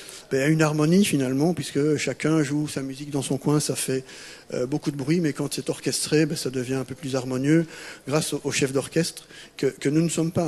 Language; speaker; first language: French; native; French